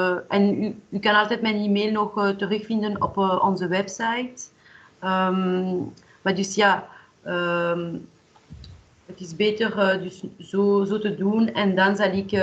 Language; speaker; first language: Dutch; non-native, local second language; French